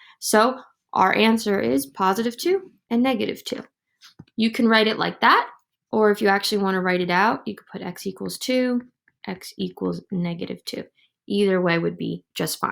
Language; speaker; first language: English; native; English